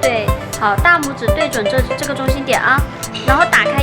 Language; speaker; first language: Chinese; native; Chinese